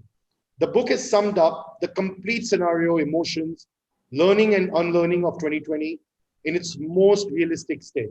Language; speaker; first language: English; non-native, local second language; Hindi